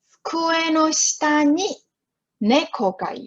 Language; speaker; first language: Japanese; non-native, fluent; Chinese